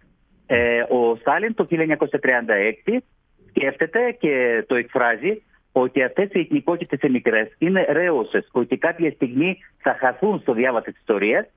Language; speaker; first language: Greek; early bilingual, heritage; Greek